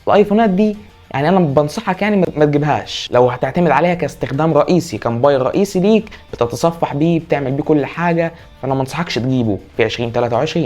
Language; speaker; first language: Arabic; native; Arabic